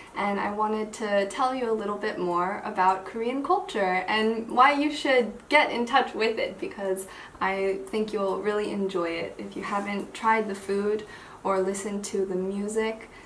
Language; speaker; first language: English; native; English